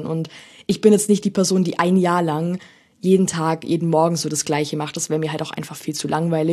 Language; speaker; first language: German; native; German